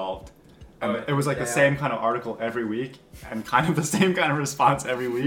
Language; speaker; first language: English; native; English